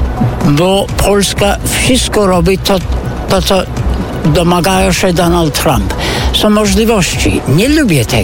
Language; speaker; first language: Polish; non-native, fluent; English